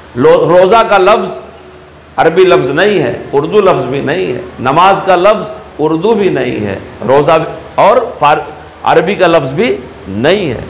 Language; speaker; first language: Urdu; native; Urdu